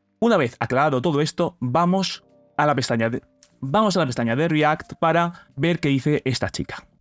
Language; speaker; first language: Spanish; native; Spanish